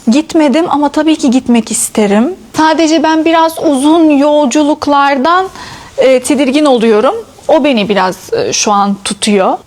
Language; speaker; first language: Turkish; non-native, fluent; Arabic